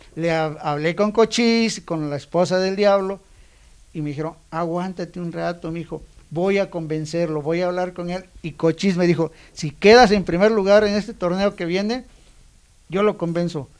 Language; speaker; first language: Spanish; native; Spanish